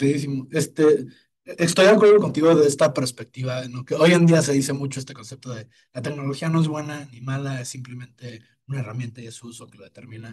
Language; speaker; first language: Spanish; native; Spanish